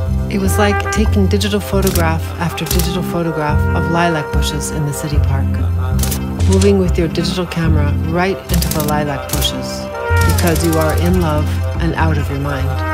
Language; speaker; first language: English; native; English